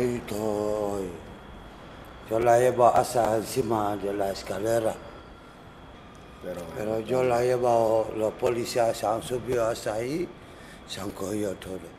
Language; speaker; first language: Spanish; non-native, learner; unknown